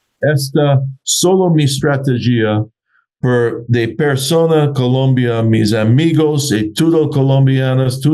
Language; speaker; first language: Spanish; non-native, learner; English